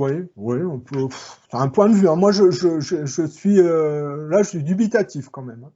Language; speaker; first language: French; native; French